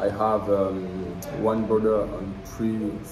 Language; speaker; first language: English; non-native, learner; French